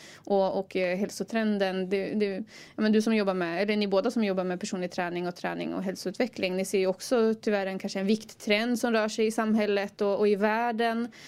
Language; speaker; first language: Swedish; native; Swedish